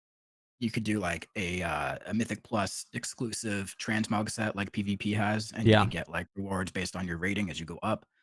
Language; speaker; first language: English; native; English